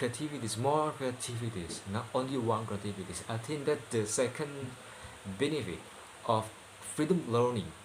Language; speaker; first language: English; non-native, learner; Indonesian